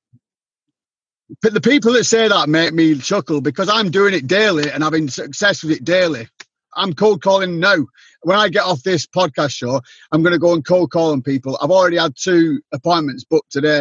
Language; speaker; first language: English; native; English